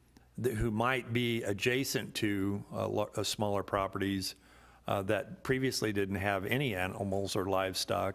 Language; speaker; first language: English; native; English